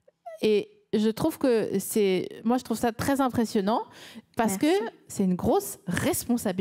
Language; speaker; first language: French; native; French